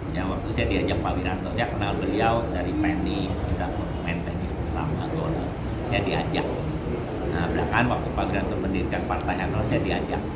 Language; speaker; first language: Indonesian; early bilingual, heritage; Indonesian